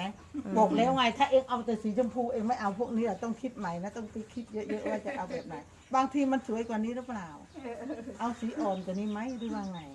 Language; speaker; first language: Thai; native; Thai